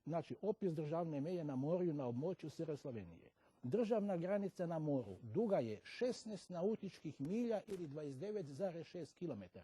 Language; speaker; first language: Croatian; native; Croatian